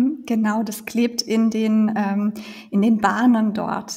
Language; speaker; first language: German; native; German